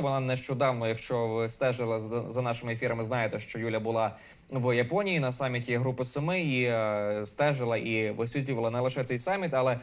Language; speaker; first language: Ukrainian; native; Ukrainian